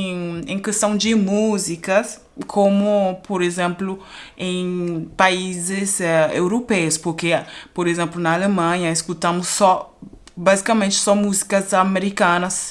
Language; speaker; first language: Portuguese; non-native, fluent; German